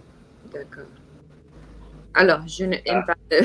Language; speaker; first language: French; non-native, learner; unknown